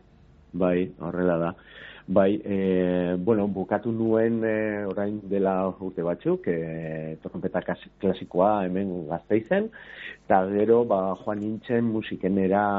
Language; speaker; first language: Basque; non-native, local second language; Spanish